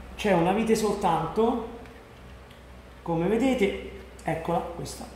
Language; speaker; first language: Italian; native; Italian